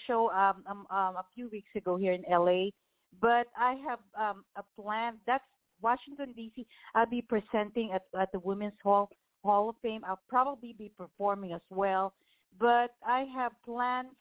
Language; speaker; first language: English; non-native, local second language; Filipino